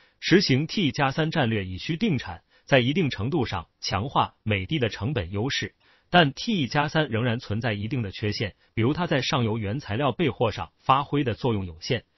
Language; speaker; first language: Chinese; native; Chinese